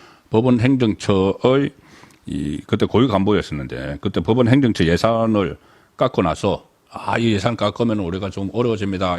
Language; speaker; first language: Korean; native; Korean